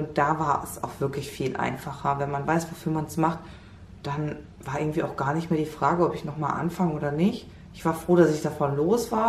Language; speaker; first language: German; native; German